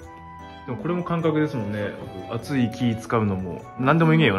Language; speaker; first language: Japanese; native; Japanese